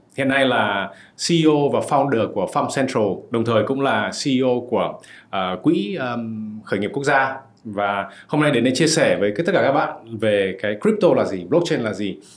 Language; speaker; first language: Vietnamese; early bilingual, heritage; Vietnamese